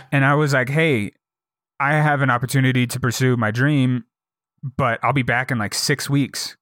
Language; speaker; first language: English; native; English